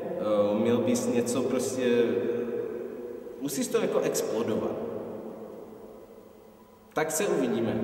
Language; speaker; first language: Czech; non-native, fluent; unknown